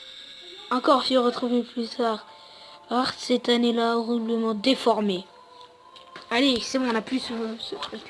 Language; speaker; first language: French; native; French